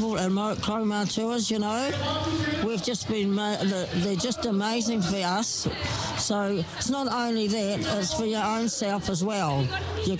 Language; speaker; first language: English; native; English